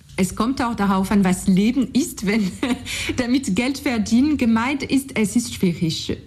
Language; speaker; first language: German; non-native, fluent; French